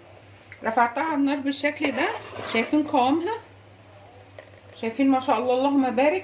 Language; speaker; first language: Arabic; native; Arabic